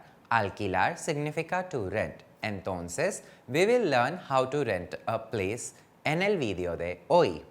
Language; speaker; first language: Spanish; non-native, fluent; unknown